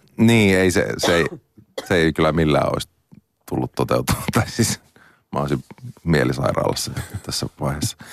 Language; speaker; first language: Finnish; native; Finnish